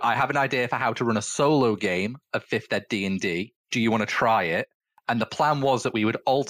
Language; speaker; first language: English; native; English